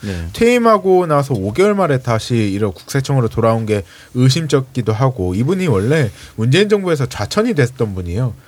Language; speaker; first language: Korean; native; Korean